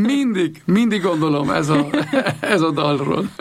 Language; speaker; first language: Hungarian; non-native, learner; German